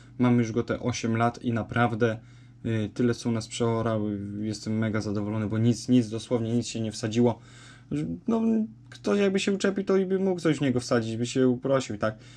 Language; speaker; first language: Polish; native; Polish